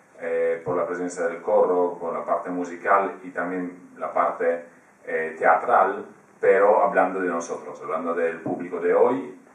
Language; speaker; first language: Spanish; non-native, fluent; Polish